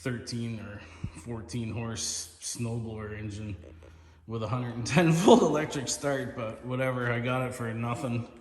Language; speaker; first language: English; native; English